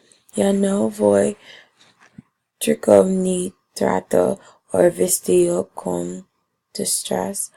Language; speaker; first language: Spanish; non-native, learner; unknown